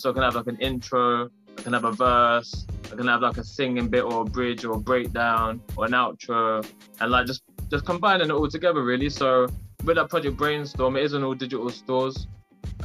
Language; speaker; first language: English; native; English